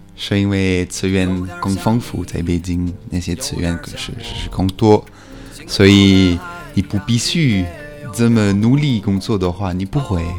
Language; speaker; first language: Chinese; non-native, fluent; French